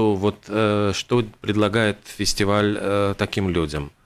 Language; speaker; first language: Russian; native; Russian